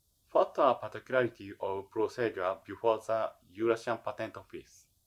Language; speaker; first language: English; non-native, fluent; Japanese